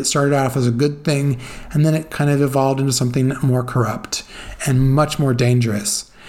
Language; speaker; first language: English; native; English